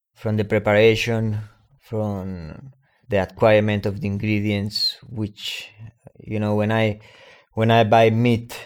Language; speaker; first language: English; non-native, fluent; Spanish